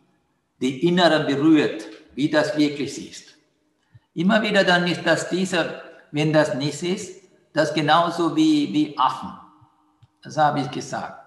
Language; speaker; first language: German; non-native, fluent; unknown